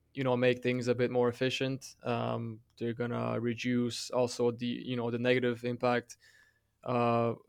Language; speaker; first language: English; non-native, fluent; Latvian